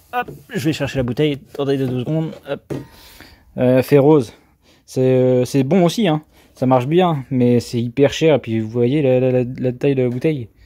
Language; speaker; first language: French; native; French